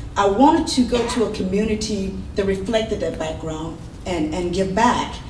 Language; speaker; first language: English; native; English